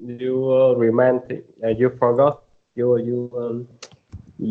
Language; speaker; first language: English; non-native, learner; Vietnamese